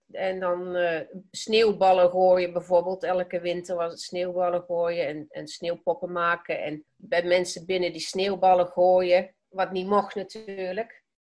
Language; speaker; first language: Dutch; native; Dutch